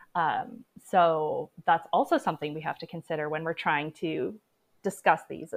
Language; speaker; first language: English; native; English